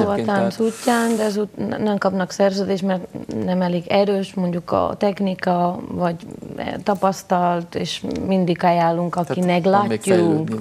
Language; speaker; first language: Hungarian; non-native, learner; Spanish